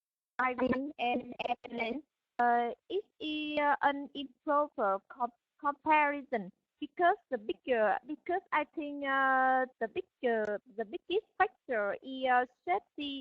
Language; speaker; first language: English; non-native, learner; Vietnamese